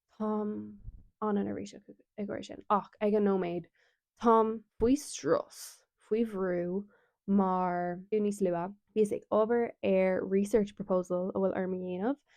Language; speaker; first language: Irish; non-native, local second language; English